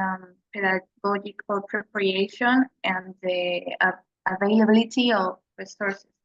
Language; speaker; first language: English; non-native, learner; Spanish